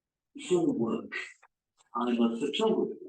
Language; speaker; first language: English; non-native, learner; Spanish